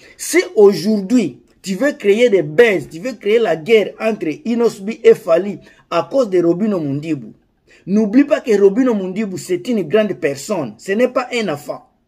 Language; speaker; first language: French; non-native, local second language; Lingala